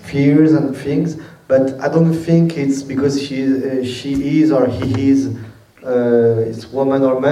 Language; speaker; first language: English; non-native, learner; French